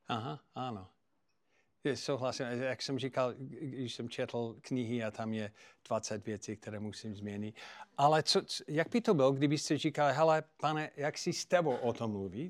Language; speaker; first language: Czech; non-native, fluent; English